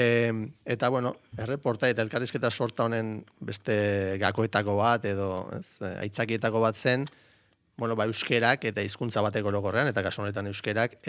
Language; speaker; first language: Basque; native; Basque